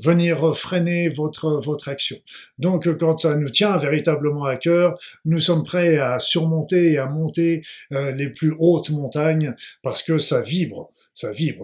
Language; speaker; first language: French; native; French